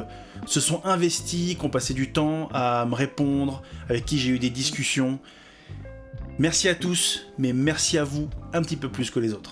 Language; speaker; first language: French; native; French